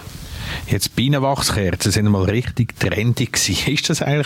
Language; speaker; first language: German; native; German